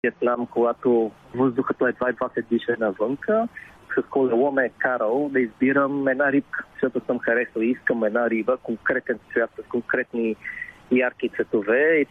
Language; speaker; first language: Bulgarian; early bilingual, other home language; Vietnamese